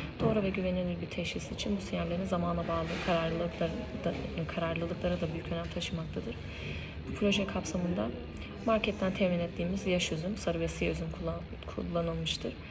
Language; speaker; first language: Turkish; native; Turkish